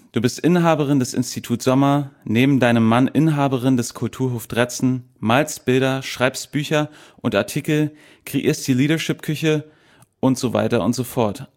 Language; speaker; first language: German; native; German